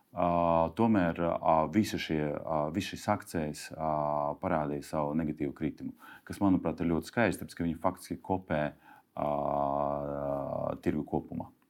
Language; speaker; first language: Latvian; non-native, local second language; Russian